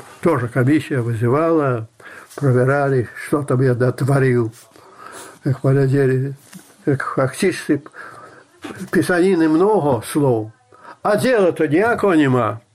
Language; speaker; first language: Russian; non-native, local second language; Belarusian